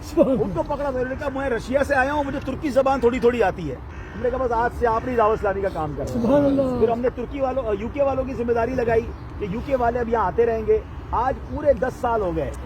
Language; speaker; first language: Urdu; native; Urdu